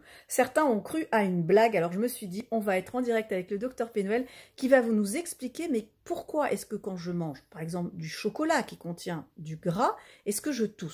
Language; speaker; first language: French; native; French